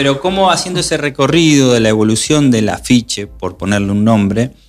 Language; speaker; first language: Spanish; native; Spanish